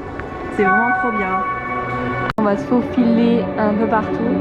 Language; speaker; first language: French; native; French